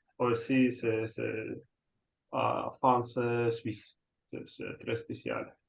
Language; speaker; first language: French; non-native, learner; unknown